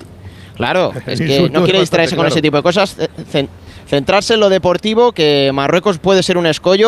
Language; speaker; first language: Spanish; native; Spanish